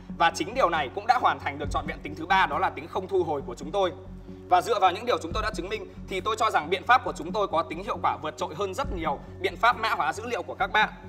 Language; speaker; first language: Vietnamese; native; Vietnamese